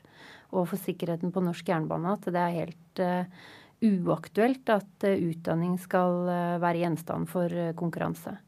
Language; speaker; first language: Norwegian; native; Norwegian